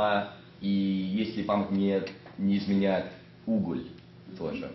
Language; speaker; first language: Russian; non-native, fluent; English